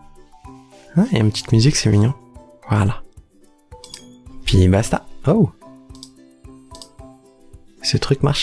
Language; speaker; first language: French; native; French